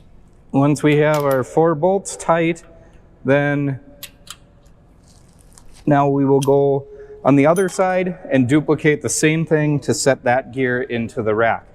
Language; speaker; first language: English; native; English